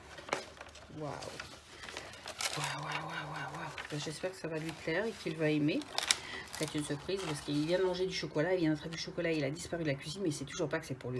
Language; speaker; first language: French; native; French